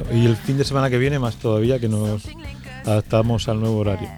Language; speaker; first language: Spanish; native; Spanish